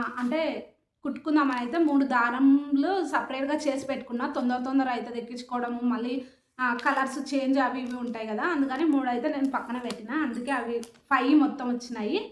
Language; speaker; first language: Telugu; native; Telugu